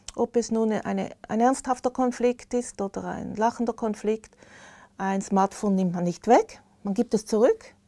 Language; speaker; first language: German; native; German